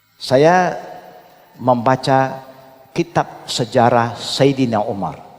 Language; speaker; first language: Malay; non-native, local second language; Chinese